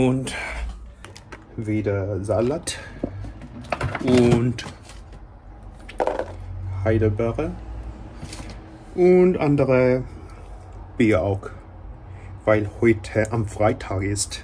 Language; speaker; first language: German; non-native, learner; Korean